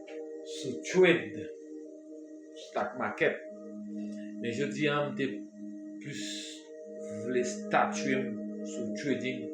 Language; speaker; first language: French; non-native, learner; Haitian Creole